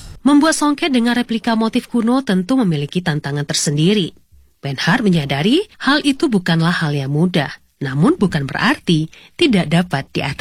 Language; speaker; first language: Indonesian; native; Indonesian